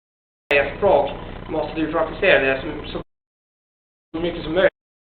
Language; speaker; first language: Swedish; non-native, fluent; Italian